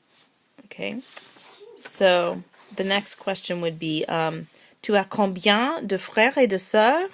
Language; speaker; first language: French; non-native, learner; English